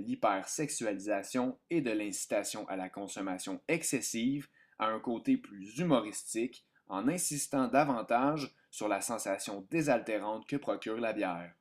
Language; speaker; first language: French; native; French